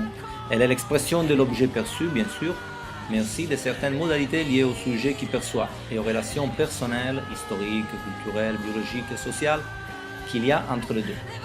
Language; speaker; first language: French; non-native, fluent; Italian